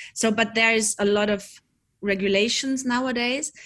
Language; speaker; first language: English; non-native, fluent; German